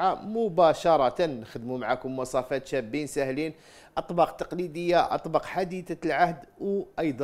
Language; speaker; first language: Arabic; native; Arabic